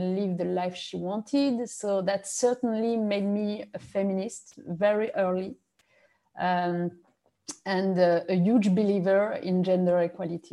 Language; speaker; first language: English; non-native, fluent; French